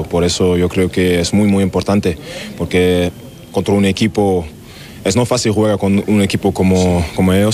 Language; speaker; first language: Spanish; non-native, learner; German